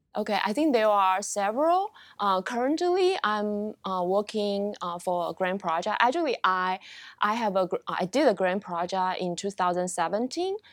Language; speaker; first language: English; non-native, fluent; Chinese